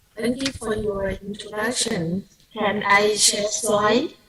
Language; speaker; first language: English; non-native, learner; Thai